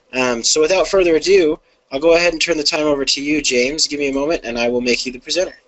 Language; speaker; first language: English; native; English